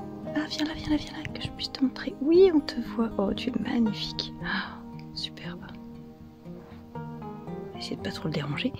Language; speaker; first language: French; native; French